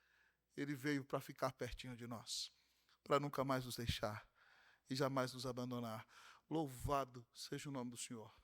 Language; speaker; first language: Portuguese; native; Portuguese